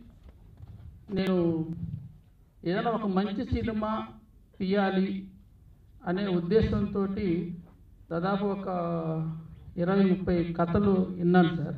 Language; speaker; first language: Telugu; native; Telugu